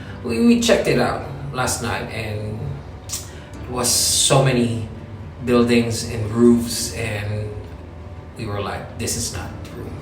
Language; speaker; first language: English; non-native, local second language; Filipino